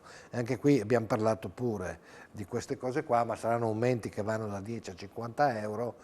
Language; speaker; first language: Italian; native; Italian